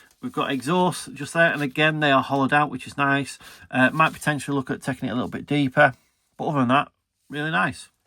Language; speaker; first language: English; native; English